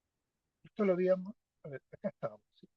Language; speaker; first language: Spanish; native; Spanish